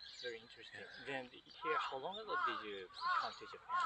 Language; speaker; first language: English; non-native, fluent; Japanese